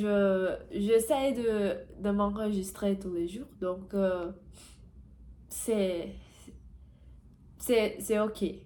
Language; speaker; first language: French; non-native, learner; Portuguese